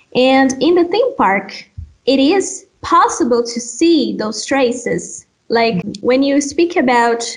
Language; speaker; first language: English; non-native, fluent; Portuguese